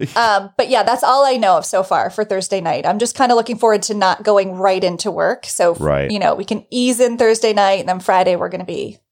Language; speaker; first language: English; native; English